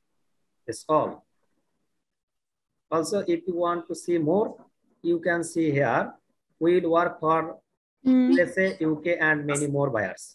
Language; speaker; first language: English; non-native, learner; Bangla